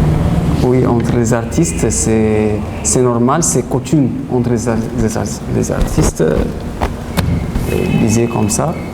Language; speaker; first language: French; non-native, fluent; Arabic